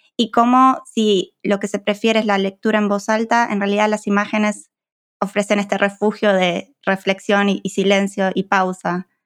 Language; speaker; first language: Spanish; native; Spanish